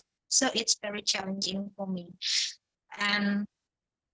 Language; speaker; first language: English; non-native, fluent; Indonesian